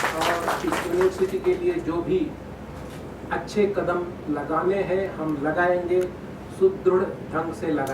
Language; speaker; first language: Hindi; non-native, local second language; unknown